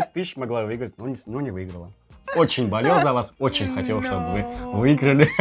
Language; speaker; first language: Russian; native; Russian